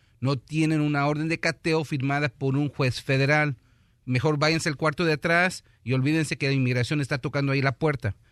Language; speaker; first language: Spanish; early bilingual, heritage; Spanish